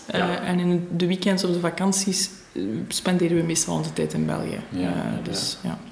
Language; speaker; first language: Dutch; native; Dutch